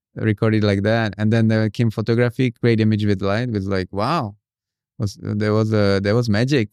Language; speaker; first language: English; non-native, fluent; Czech